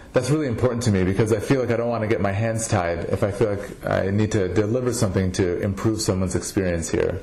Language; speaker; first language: English; native; English